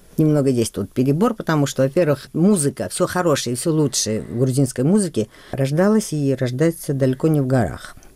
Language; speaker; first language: Russian; non-native, local second language; Georgian